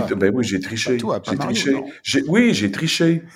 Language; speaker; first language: French; native; French